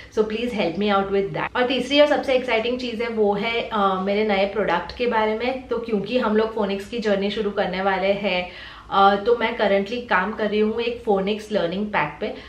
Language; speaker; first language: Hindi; non-native, local second language; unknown